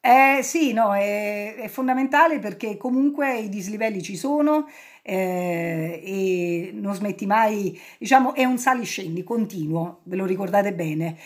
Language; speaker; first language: Italian; native; Italian